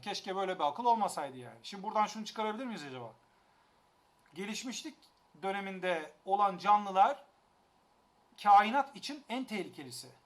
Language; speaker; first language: Turkish; native; Turkish